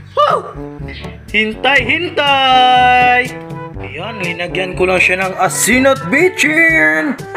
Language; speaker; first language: Filipino; non-native, local second language; Cebuano